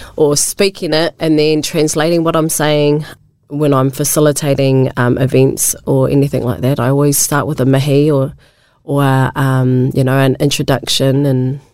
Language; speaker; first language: English; native; English